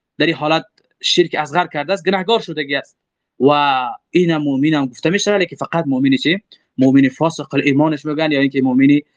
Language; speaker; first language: Persian; native; Persian